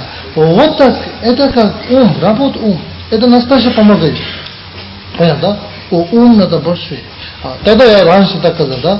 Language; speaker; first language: Russian; non-native, learner; Tibetan